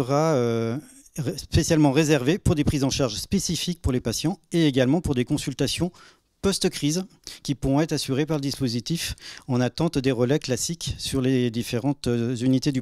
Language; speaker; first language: French; native; French